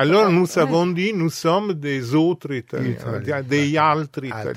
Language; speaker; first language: French; non-native, fluent; Italian